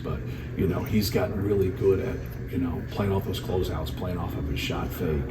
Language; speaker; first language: English; native; English